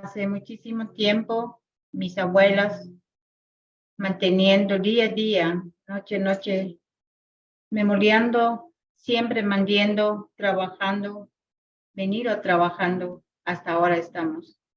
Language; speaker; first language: Spanish; non-native, local second language; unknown